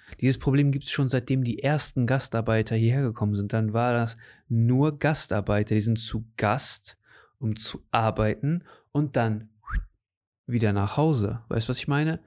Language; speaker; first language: German; native; German